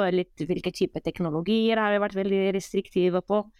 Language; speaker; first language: Norwegian; non-native, fluent; Arabic